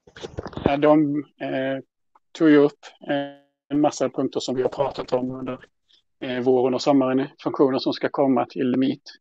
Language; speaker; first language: Swedish; native; Swedish